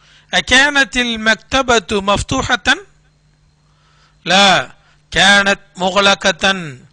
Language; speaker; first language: Arabic; non-native, fluent; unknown